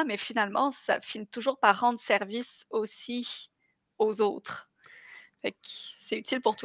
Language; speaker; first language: French; native; French